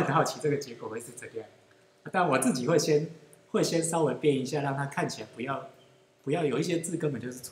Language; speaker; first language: Chinese; native; Chinese